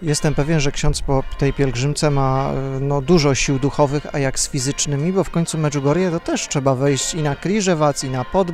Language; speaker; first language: Polish; native; Polish